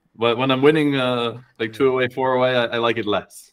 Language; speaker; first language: English; native; English